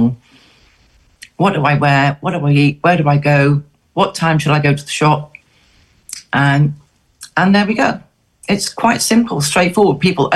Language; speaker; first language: English; native; English